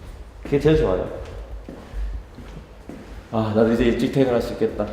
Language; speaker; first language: Korean; native; Korean